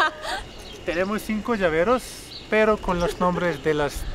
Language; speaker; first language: Spanish; non-native, fluent; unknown